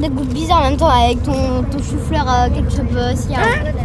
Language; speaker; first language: French; native; French